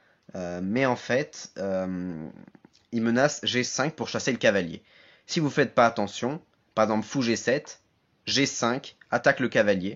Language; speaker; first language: French; native; French